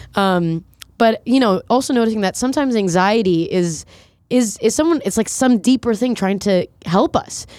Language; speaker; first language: English; native; English